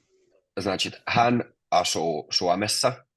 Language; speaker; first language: Finnish; non-native, fluent; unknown